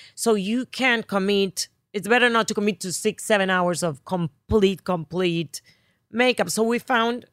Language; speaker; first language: English; non-native, fluent; Spanish